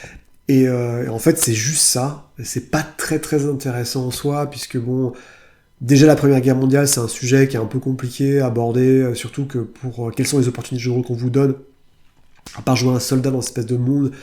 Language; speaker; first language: French; native; French